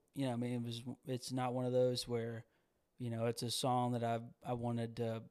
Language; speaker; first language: English; native; English